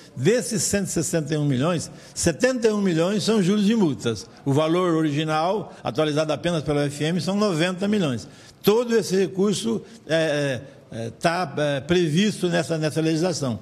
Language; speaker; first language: Portuguese; native; Portuguese